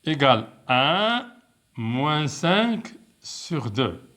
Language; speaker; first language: French; non-native, local second language; Arabic